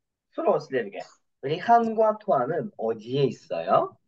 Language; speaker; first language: Korean; non-native, fluent; Kyrgyz